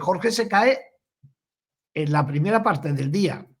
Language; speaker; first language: Spanish; native; Spanish